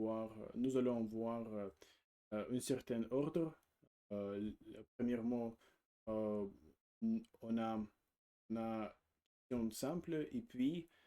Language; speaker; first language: French; non-native, learner; Russian